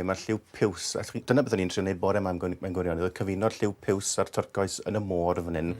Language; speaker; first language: Welsh; native; Welsh